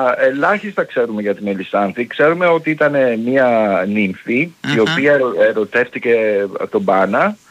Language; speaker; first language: Greek; early bilingual, heritage; Greek